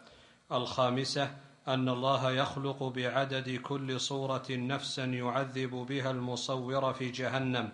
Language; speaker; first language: Arabic; native; Arabic